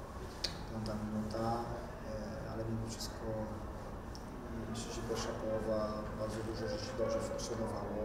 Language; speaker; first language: Polish; non-native, fluent; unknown